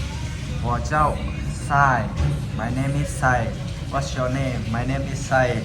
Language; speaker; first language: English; non-native, learner; Shan